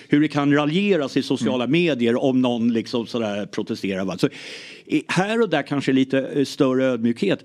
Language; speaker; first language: Swedish; early bilingual, other home language; English